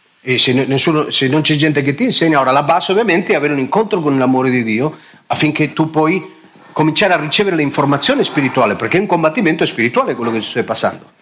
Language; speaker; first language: Italian; non-native, fluent; Spanish